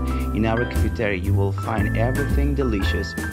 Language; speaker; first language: English; non-native, learner; Uzbek